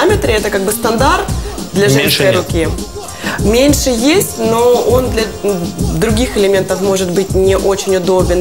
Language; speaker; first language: Russian; native; Russian